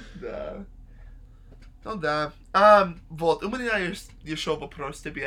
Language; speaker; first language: Russian; non-native, learner; English